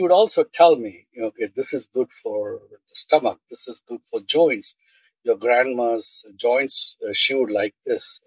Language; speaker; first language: English; non-native, local second language; Tamil